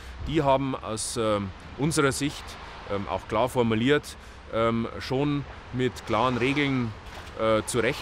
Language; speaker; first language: German; native; German